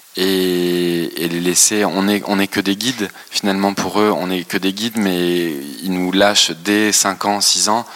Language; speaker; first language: French; native; French